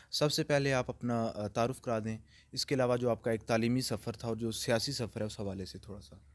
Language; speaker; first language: Urdu; non-native, local second language; Pahari-Potwari